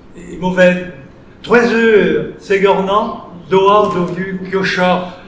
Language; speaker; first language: French; native; French